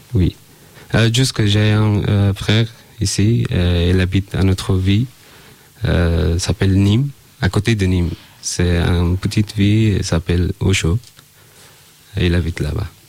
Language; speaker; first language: French; non-native, learner; Persian